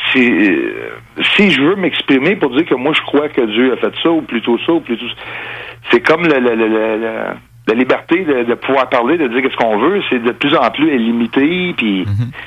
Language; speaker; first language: French; non-native, local second language; English